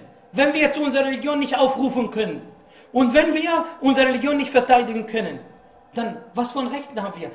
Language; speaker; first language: German; non-native, fluent; Arabic